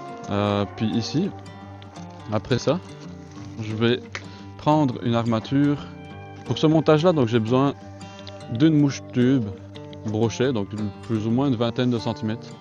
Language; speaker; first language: French; native; French